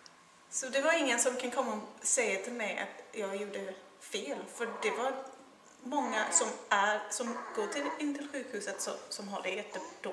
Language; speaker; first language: Swedish; non-native, fluent; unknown